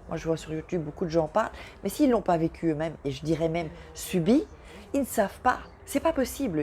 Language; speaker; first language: French; native; French